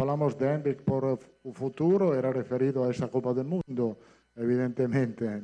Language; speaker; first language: Portuguese; non-native, fluent; Italian